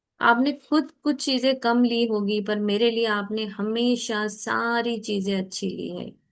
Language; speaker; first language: Hindi; native; Hindi